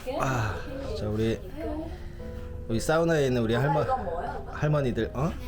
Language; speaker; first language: Korean; native; Korean